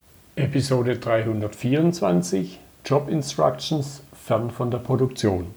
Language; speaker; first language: German; native; German